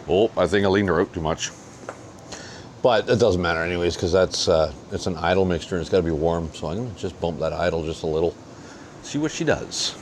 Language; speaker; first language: English; native; English